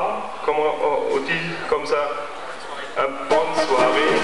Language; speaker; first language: French; non-native, learner; German